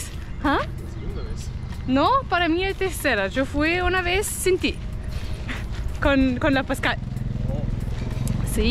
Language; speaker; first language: Spanish; non-native, learner; German